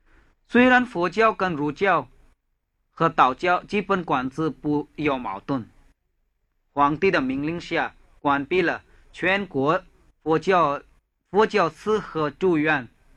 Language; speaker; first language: Chinese; non-native, fluent; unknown